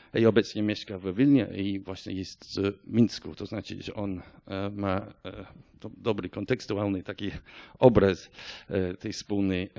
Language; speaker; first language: Polish; non-native, fluent; English